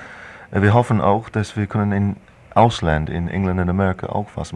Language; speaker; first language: German; non-native, fluent; English